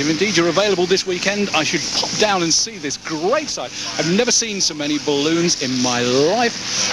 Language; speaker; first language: English; native; English